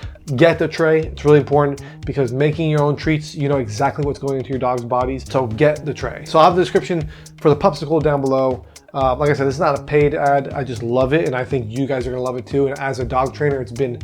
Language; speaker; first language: English; native; English